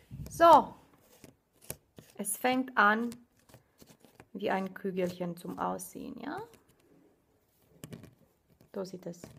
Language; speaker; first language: German; non-native, fluent; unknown